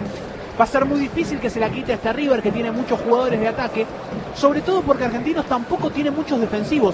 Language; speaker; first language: Spanish; native; Spanish